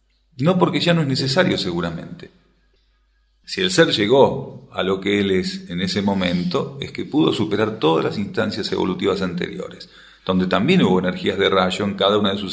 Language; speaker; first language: Spanish; native; Spanish